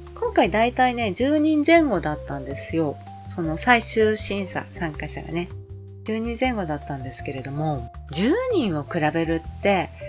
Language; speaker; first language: Japanese; native; Japanese